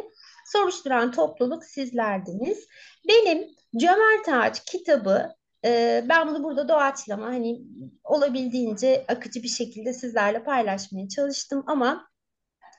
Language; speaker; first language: Turkish; native; Turkish